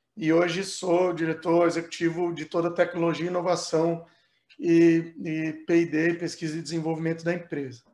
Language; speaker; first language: Portuguese; native; Portuguese